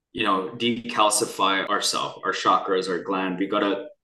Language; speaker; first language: English; native; English